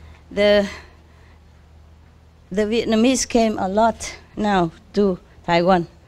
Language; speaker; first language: English; non-native, fluent; Vietnamese